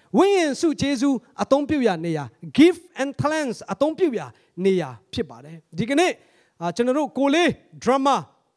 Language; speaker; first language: Burmese; non-native, local second language; Hakha Chin